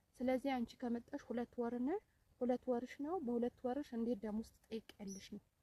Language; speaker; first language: Amharic; native; Amharic